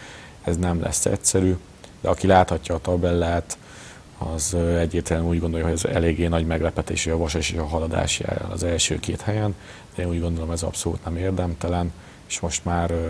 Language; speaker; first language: Hungarian; native; Hungarian